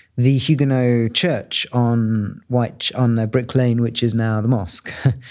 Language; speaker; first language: English; native; English